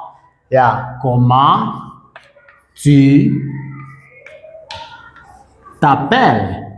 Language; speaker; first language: French; non-native, fluent; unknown